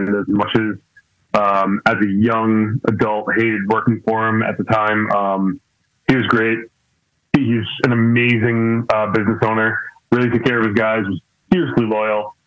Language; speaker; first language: English; native; English